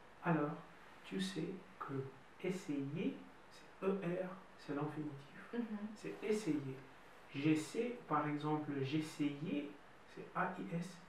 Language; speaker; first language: French; non-native, fluent; Russian